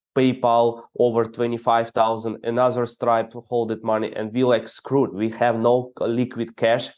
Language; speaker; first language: English; non-native, fluent; Ukrainian